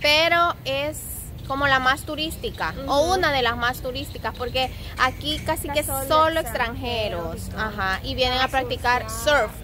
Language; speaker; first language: Spanish; native; Spanish